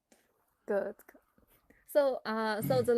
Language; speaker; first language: English; non-native, learner; Chinese